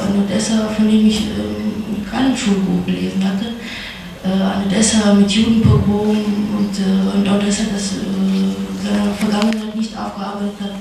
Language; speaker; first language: German; non-native, fluent; Russian